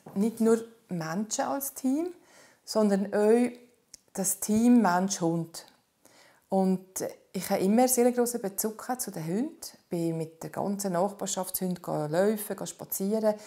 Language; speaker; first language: German; native; German